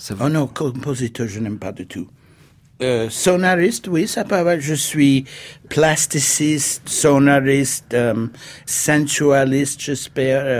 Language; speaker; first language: French; non-native, fluent; English